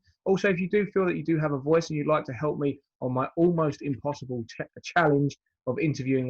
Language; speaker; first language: English; native; English